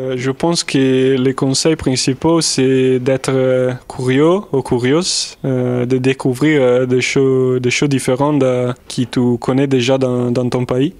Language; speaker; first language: French; non-native, fluent; Italian